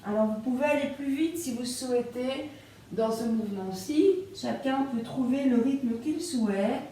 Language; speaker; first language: French; native; French